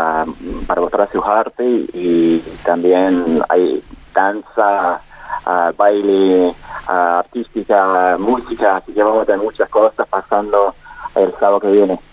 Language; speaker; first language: Spanish; non-native, fluent; English